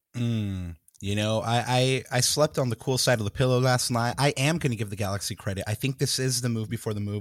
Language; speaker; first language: English; early bilingual, other home language; Spanish